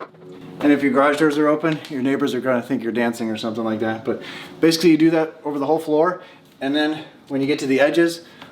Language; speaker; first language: English; native; English